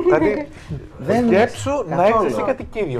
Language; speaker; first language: Greek; native; Greek